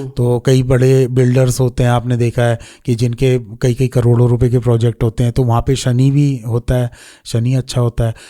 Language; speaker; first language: Hindi; native; Hindi